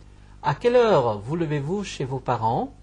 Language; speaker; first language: French; non-native, fluent; Chinese